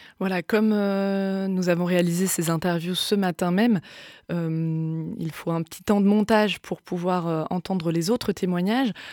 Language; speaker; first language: French; native; French